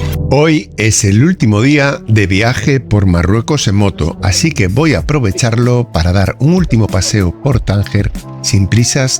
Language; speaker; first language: Spanish; native; Spanish